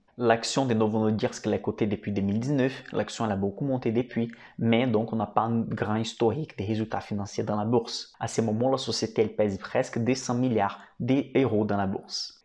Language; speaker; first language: French; non-native, fluent; Portuguese